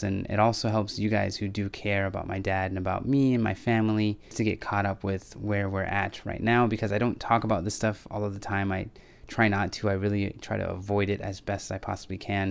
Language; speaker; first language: English; native; English